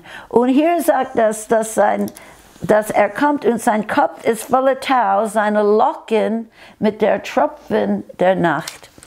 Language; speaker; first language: German; non-native, fluent; English